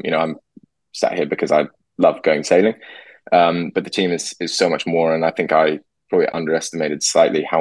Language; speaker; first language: English; native; English